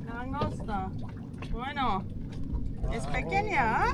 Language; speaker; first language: Spanish; non-native, learner; Turkish